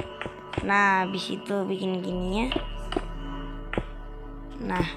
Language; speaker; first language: Indonesian; native; Indonesian